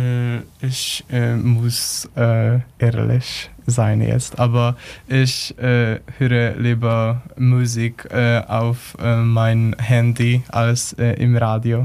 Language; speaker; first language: German; non-native, learner; Polish